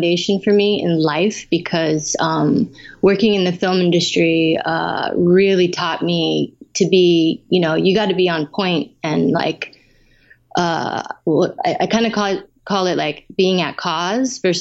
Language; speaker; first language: English; native; English